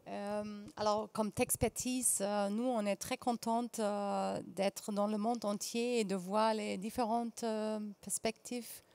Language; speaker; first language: French; non-native, fluent; German